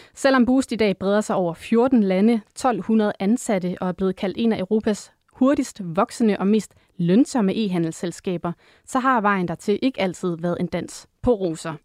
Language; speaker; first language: Danish; native; Danish